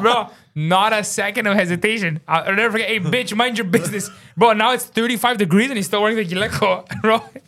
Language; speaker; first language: English; native; English